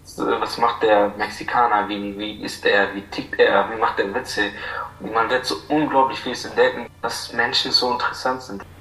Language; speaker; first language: German; non-native, fluent; Arabic